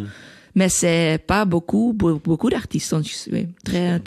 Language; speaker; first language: French; non-native, learner; Dutch